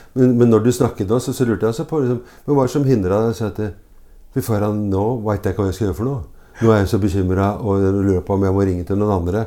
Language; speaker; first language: Norwegian; native; Norwegian